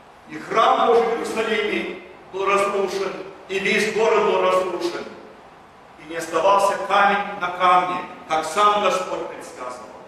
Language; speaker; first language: Russian; early bilingual, heritage; Russian